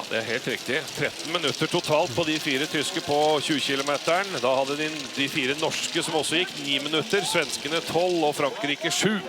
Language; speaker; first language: Norwegian; native; Norwegian